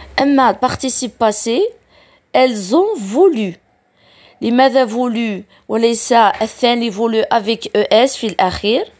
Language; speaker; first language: French; non-native, local second language; Arabic